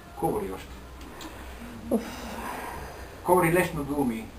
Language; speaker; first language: Bulgarian; non-native, learner; Finnish